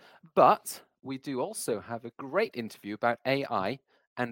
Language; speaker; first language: English; native; English